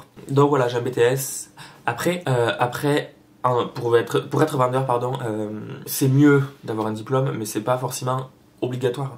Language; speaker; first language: French; native; French